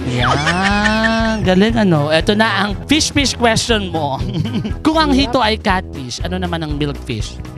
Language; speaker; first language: Filipino; native; Filipino